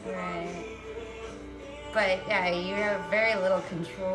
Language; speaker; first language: English; native; English